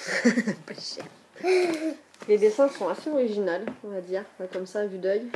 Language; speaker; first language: French; native; French